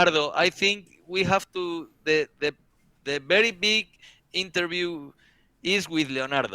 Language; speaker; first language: English; non-native, learner; Spanish